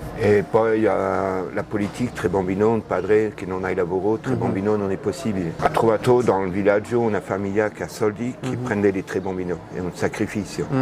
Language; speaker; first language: Italian; non-native, learner; French